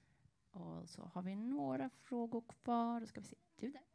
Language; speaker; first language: Swedish; native; Swedish